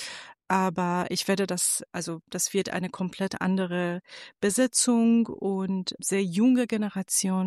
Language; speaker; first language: German; non-native, fluent; Persian